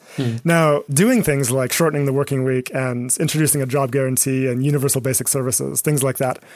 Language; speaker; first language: English; native; English